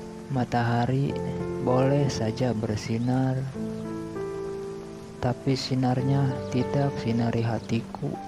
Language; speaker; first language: Indonesian; non-native, local second language; Sundanese